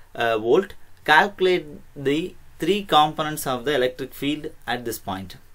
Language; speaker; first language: English; non-native, local second language; Tamil